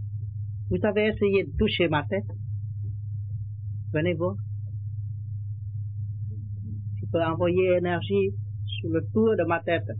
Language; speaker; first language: French; non-native, learner; Vietnamese